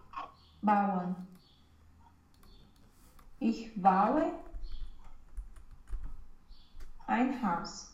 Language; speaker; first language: German; non-native, learner; Romanian